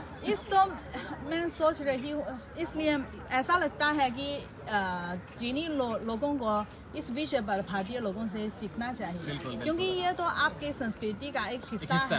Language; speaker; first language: Hindi; non-native, fluent; Chinese